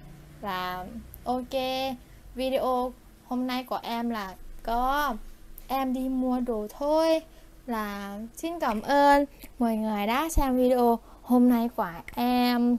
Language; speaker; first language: Vietnamese; non-native, learner; Thai